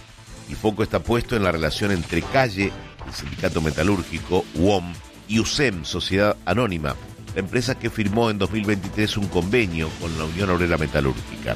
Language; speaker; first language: Spanish; native; Spanish